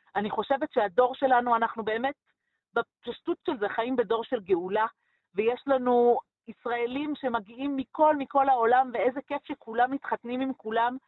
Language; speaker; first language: Hebrew; native; Hebrew